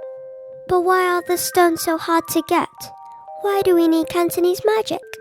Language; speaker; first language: English; early bilingual, heritage; English